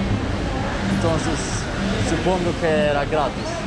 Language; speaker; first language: Spanish; non-native, learner; Swedish